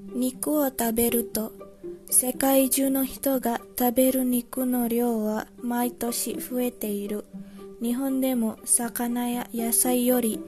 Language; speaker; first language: Japanese; non-native, learner; Indonesian